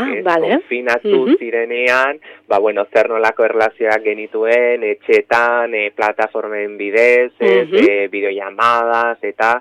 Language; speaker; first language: Basque; native; Basque